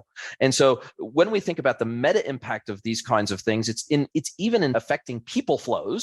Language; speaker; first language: English; native; English